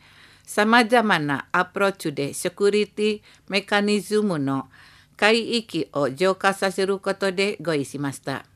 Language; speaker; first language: Japanese; non-native, fluent; Indonesian